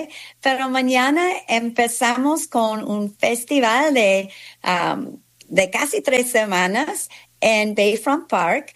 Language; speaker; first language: Spanish; non-native, fluent; English